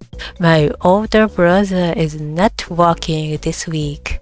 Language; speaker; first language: English; non-native, learner; Japanese